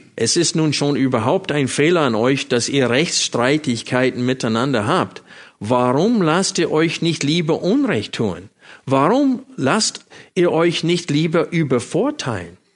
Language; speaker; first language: German; non-native, fluent; English